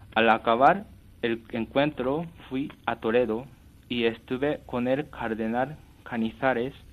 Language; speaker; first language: Spanish; non-native, fluent; Japanese